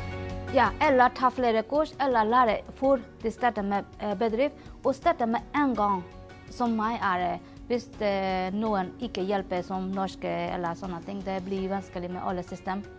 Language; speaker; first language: Norwegian; non-native, learner; Burmese